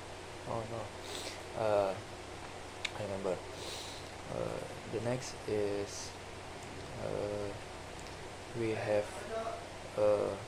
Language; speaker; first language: English; non-native, learner; Indonesian